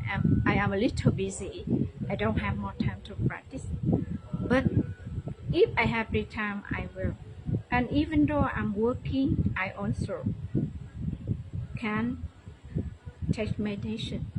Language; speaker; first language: English; non-native, learner; Vietnamese